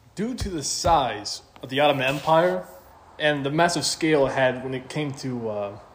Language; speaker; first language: English; native; English